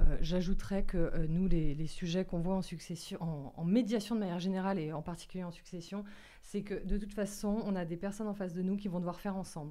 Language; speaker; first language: French; native; French